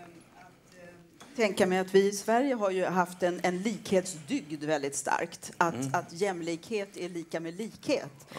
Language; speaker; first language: Swedish; native; Swedish